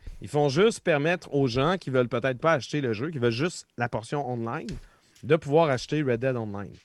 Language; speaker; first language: French; native; French